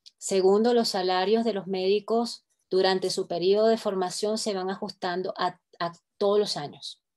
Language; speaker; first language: Spanish; native; Spanish